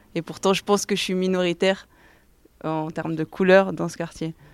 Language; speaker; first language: French; native; French